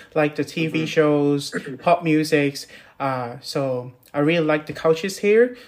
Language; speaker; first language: English; non-native, local second language; Cantonese